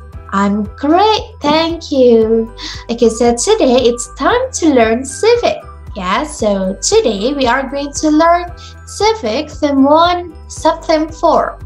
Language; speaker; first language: English; non-native, fluent; Indonesian